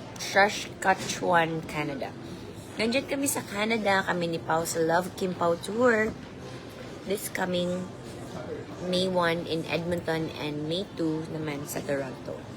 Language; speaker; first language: Filipino; non-native, local second language; Cebuano